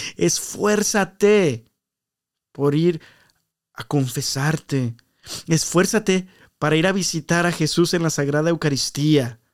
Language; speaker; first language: Spanish; early bilingual, heritage; Spanish